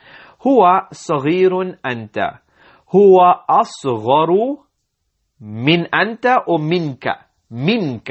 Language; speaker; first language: Arabic; non-native, fluent; English